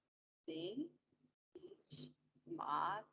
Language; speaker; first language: German; non-native, learner; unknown